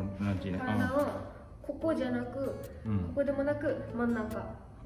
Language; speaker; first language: Japanese; native; Japanese